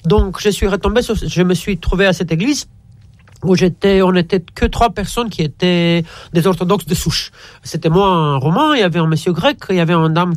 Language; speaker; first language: French; non-native, fluent; Romanian